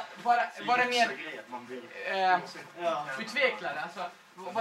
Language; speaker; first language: Swedish; non-native, fluent; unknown